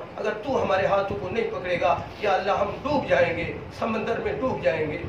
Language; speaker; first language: Urdu; non-native, local second language; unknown